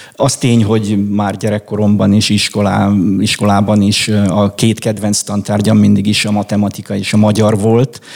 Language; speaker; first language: Hungarian; native; Hungarian